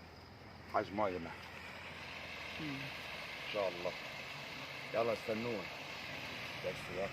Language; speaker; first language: Arabic; native; Arabic